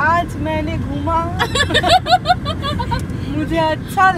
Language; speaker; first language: Hindi; non-native, local second language; Bangla